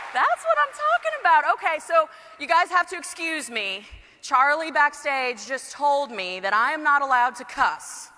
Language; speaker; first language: English; native; English